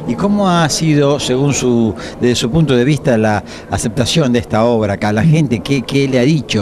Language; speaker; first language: Spanish; native; Spanish